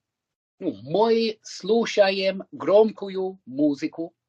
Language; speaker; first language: Russian; non-native, fluent; English